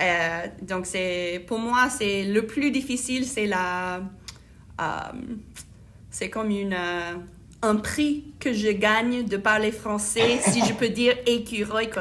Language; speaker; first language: French; non-native, fluent; English